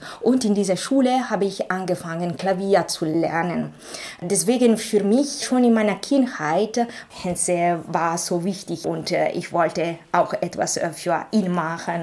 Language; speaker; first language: German; non-native, fluent; Italian